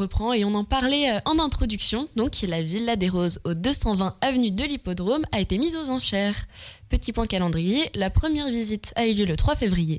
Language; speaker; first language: French; native; French